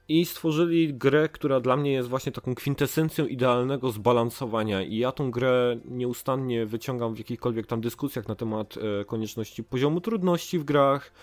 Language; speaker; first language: Polish; native; Polish